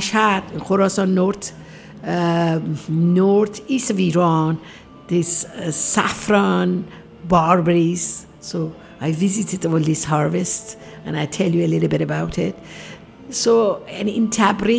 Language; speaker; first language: English; non-native, fluent; Persian